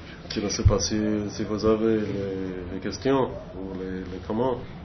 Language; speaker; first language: French; non-native, learner; English